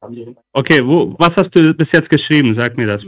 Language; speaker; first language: German; non-native, fluent; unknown